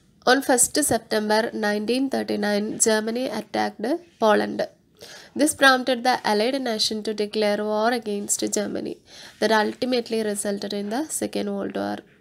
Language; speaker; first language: English; non-native, local second language; Malayalam